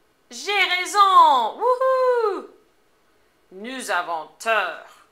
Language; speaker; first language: French; non-native, fluent; English